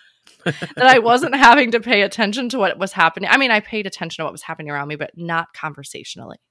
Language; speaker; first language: English; native; English